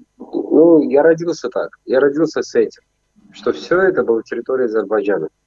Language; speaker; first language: Russian; native; Russian